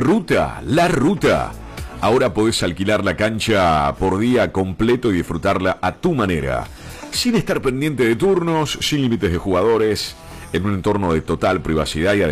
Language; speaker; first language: Spanish; native; Spanish